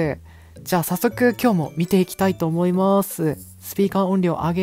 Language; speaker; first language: Japanese; native; Japanese